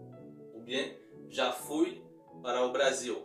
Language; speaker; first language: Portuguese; non-native, fluent; Haitian Creole